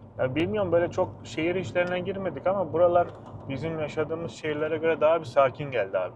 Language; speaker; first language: Turkish; native; Turkish